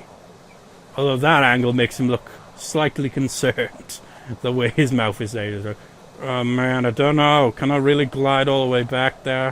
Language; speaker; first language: English; native; English